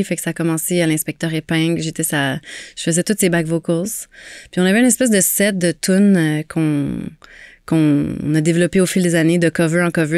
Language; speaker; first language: French; native; French